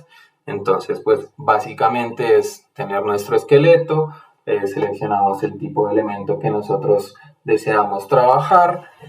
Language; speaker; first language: Spanish; native; Spanish